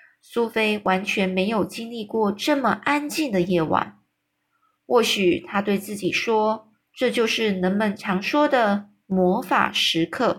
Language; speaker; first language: Chinese; native; Chinese